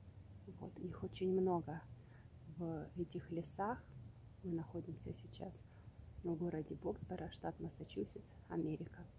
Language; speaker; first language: Russian; native; Russian